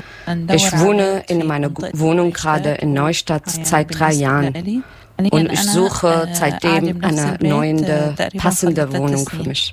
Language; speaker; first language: German; non-native, learner; Arabic